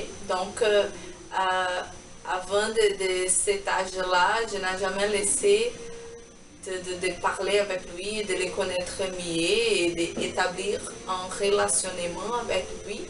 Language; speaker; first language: French; non-native, learner; Portuguese